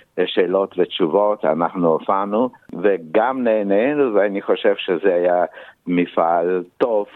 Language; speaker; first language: Hebrew; non-native, fluent; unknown